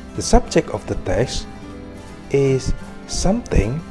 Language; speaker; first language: English; non-native, fluent; Indonesian